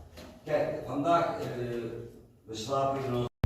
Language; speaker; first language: Dutch; non-native, learner; Turkish